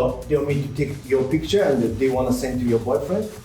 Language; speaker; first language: English; non-native, learner; Japanese